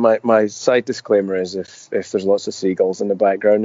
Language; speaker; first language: English; native; English